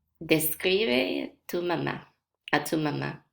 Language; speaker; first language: Spanish; non-native, fluent; English